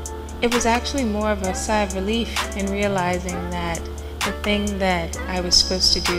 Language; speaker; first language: English; native; English